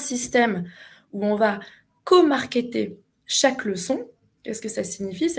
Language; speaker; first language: French; native; French